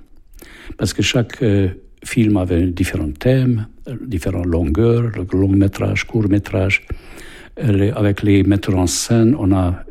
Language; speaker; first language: French; non-native, fluent; Hungarian